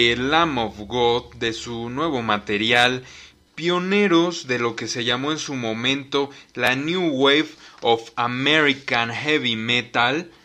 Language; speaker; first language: Spanish; native; Spanish